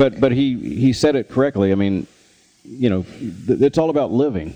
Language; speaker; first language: English; native; English